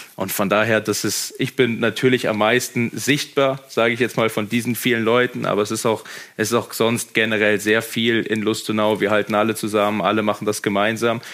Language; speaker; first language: German; native; German